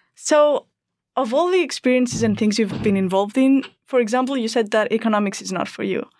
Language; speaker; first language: English; non-native, fluent; Greek